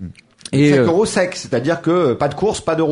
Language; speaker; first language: French; native; French